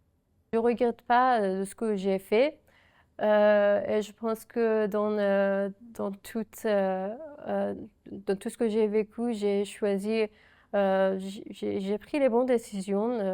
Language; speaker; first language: French; non-native, fluent; Persian